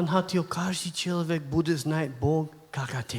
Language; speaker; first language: Russian; non-native, learner; English